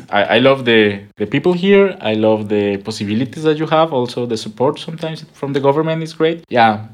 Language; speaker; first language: English; non-native, fluent; Spanish